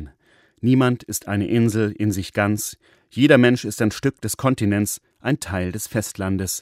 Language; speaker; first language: German; native; German